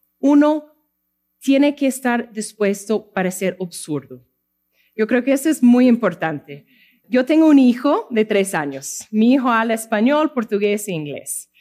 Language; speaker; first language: Spanish; non-native, fluent; English